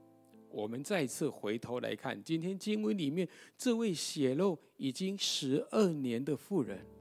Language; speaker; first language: Chinese; native; Chinese